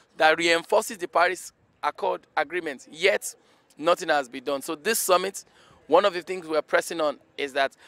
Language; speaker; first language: English; non-native, local second language; Igbo